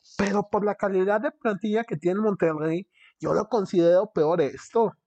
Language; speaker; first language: Spanish; early bilingual, heritage; Spanish